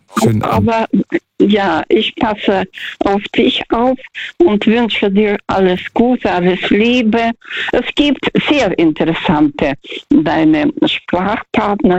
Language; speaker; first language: German; non-native, fluent; Russian